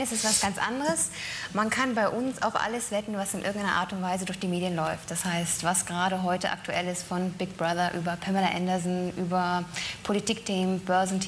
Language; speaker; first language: German; native; German